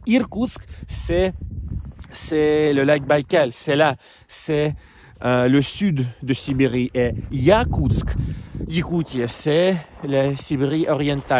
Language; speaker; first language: French; non-native, fluent; Russian